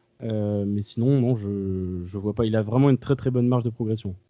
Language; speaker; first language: French; native; French